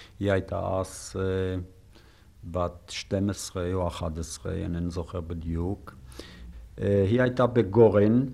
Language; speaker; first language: Hebrew; non-native, fluent; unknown